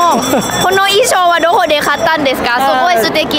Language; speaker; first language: Thai; native; Thai